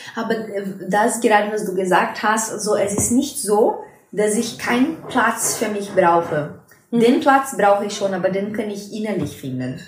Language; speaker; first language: German; non-native, fluent; Portuguese